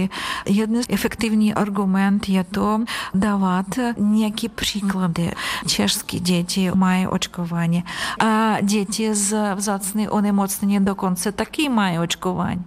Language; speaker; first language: Czech; non-native, learner; Ukrainian